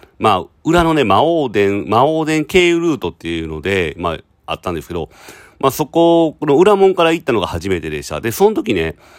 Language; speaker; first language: Japanese; native; Japanese